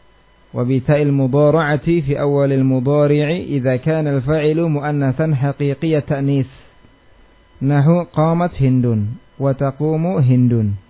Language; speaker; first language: Arabic; non-native, fluent; Indonesian